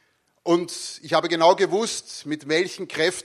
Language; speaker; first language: German; native; German